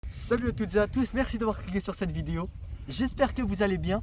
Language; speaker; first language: French; native; French